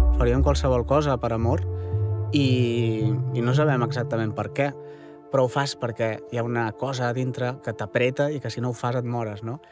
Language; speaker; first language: Catalan; native; Catalan